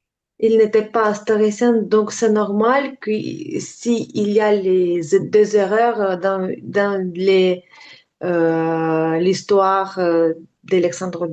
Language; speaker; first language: French; non-native, learner; Ukrainian